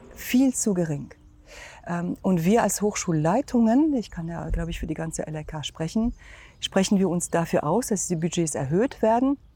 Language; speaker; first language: German; non-native, fluent; French